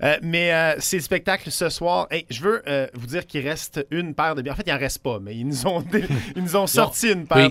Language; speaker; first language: French; native; French